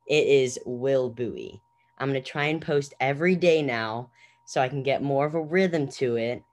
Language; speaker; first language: English; native; English